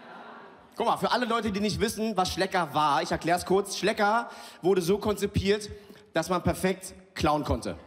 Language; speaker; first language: German; early bilingual, other home language; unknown